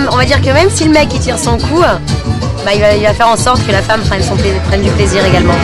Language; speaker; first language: French; native; French